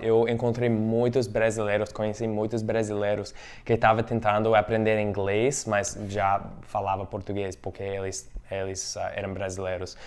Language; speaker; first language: Portuguese; non-native, fluent; English